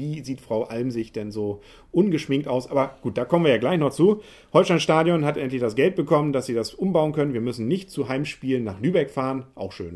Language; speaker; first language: German; native; German